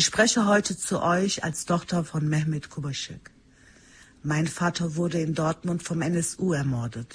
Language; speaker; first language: German; early bilingual, other home language; Turkish